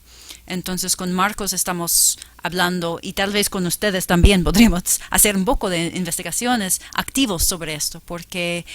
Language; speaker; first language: Spanish; non-native, fluent; English